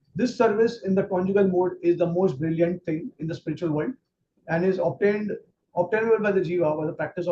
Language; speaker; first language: English; non-native, local second language; Hindi